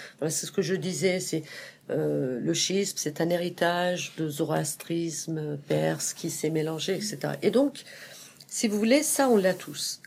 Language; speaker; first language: French; non-native, fluent; Persian